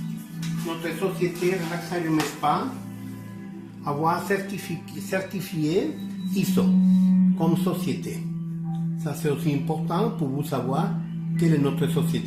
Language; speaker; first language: French; non-native, learner; Spanish